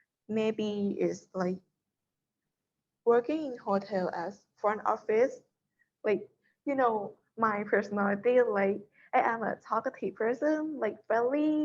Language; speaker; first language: English; non-native, learner; Thai